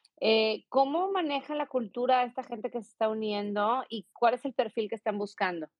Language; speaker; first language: Spanish; native; Spanish